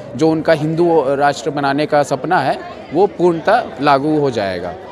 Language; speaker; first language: Hindi; native; Hindi